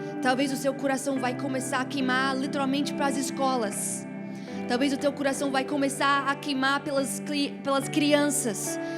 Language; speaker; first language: Portuguese; non-native, fluent; English